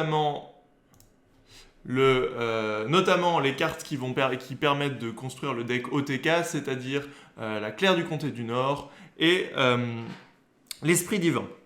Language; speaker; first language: French; native; French